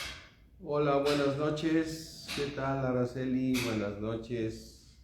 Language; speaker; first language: Spanish; native; Spanish